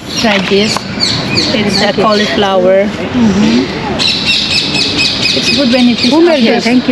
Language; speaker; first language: English; non-native, learner; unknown